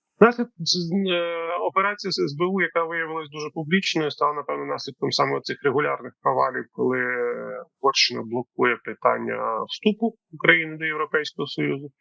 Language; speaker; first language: Ukrainian; native; Ukrainian